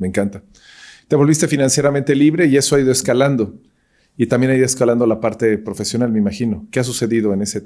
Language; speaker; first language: Spanish; native; Spanish